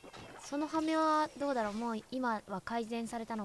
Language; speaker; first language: Japanese; native; Japanese